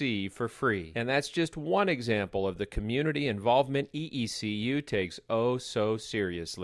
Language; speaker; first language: English; native; English